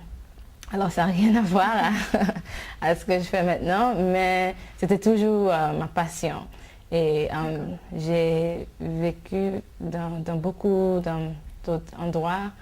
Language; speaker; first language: French; non-native, fluent; English